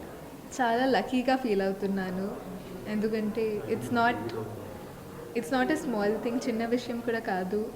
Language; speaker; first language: Telugu; non-native, local second language; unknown